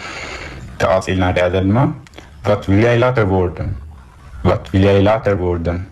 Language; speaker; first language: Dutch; non-native, fluent; Tigrinya